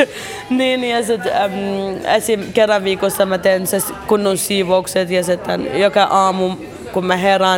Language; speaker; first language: Finnish; early bilingual, other home language; Arabic